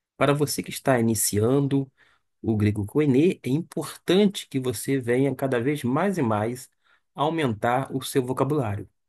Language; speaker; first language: Portuguese; native; Portuguese